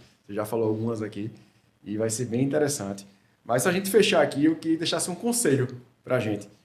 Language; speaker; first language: Portuguese; native; Portuguese